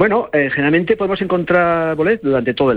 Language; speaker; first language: Spanish; native; Spanish